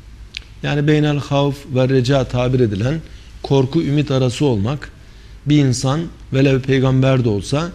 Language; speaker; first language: Turkish; native; Turkish